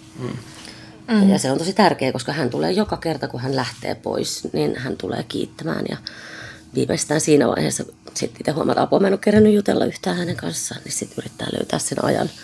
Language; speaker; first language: Finnish; native; Finnish